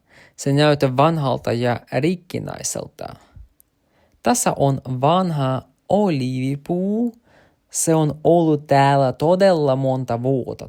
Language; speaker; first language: Finnish; non-native, learner; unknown